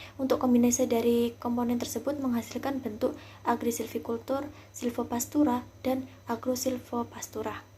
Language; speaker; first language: Indonesian; native; Indonesian